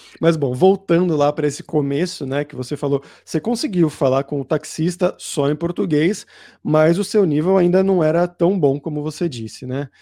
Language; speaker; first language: Portuguese; native; Portuguese